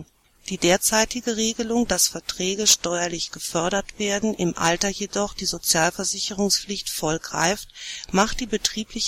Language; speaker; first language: German; native; German